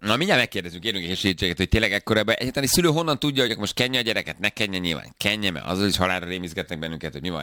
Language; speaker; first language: Hungarian; native; Hungarian